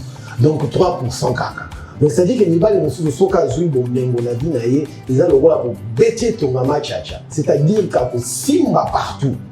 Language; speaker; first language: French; non-native, local second language; Lingala